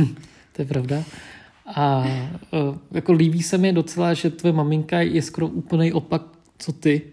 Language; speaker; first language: Czech; early bilingual, other home language; Vietnamese